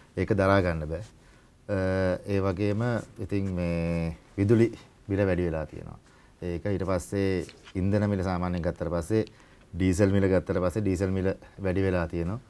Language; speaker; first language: Sinhala; native; Sinhala